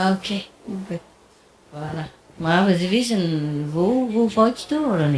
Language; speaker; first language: German; non-native, learner; Vietnamese